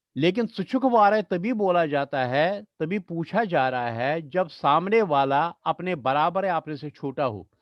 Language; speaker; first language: Hindi; non-native, local second language; Kashmiri